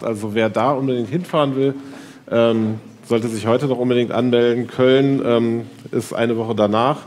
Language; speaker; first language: German; native; German